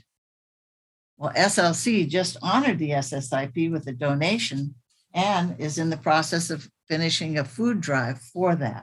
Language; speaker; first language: English; native; English